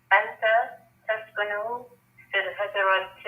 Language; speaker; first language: Arabic; non-native, learner; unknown